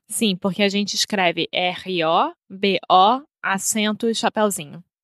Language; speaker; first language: Portuguese; native; Portuguese